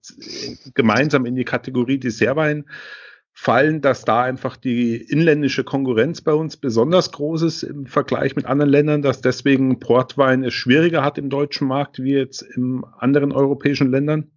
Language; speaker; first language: German; native; German